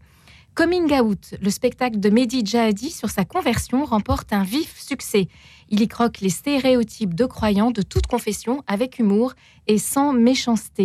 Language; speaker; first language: French; native; French